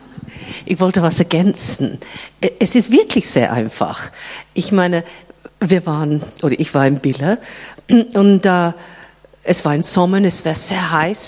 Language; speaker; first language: German; non-native, fluent; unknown